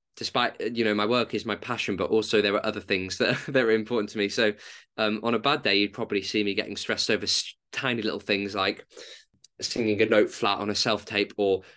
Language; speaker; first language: English; native; English